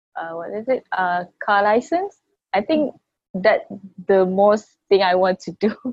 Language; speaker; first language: English; non-native, local second language; Malay